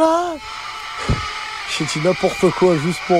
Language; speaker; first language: French; early bilingual, other home language; Arabic